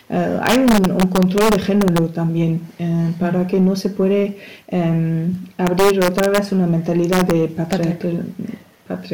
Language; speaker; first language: Spanish; non-native, learner; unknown